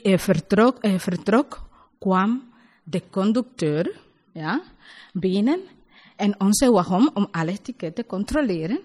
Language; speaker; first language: Dutch; non-native, learner; Spanish